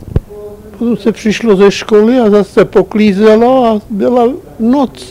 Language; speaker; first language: Czech; early bilingual, heritage; Czech